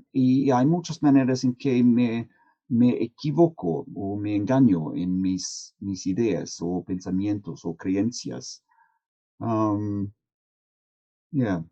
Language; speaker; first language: Spanish; non-native, fluent; English